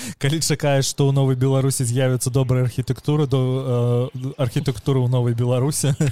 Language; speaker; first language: Belarusian; native; Belarusian